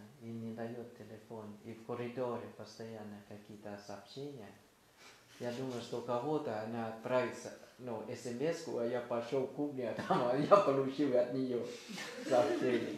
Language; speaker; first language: Russian; non-native, learner; Thai